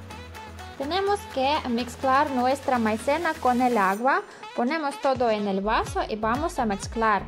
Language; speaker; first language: Spanish; non-native, learner; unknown